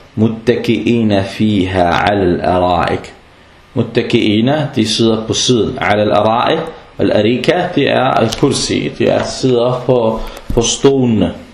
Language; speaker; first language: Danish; non-native, fluent; Arabic